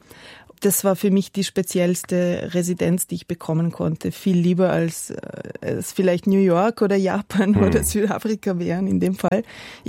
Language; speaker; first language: German; non-native, fluent; Serbian